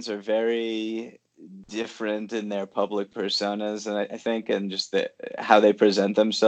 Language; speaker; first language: English; native; English